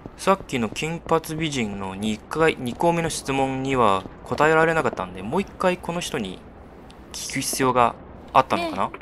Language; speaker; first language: Japanese; non-native, fluent; Chinese